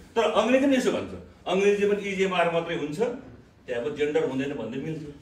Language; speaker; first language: Nepali; non-native, local second language; Eastern Tamang